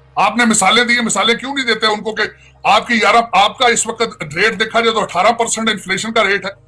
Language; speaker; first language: Urdu; non-native, local second language; Punjabi